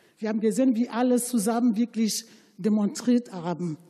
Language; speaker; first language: German; non-native, fluent; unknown